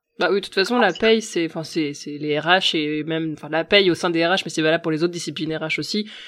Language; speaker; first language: French; native; French